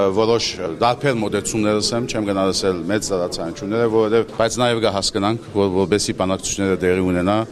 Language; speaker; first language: Armenian; early bilingual, heritage; Armenian